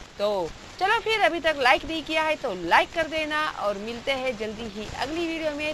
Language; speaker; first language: Hindi; non-native, local second language; Marathi